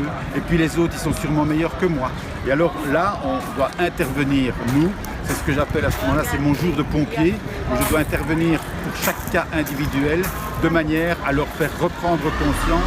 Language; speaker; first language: French; native; French